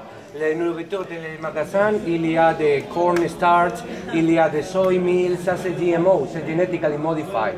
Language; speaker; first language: French; non-native, learner; Spanish